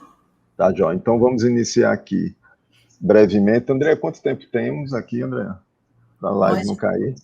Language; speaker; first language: Portuguese; native; Portuguese